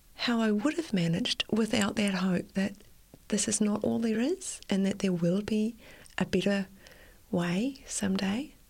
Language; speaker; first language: English; native; English